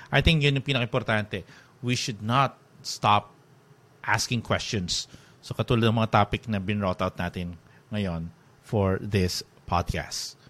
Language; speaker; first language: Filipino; native; Filipino